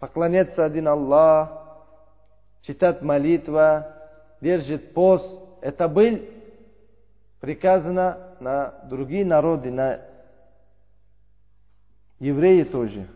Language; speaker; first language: Russian; non-native, learner; Uzbek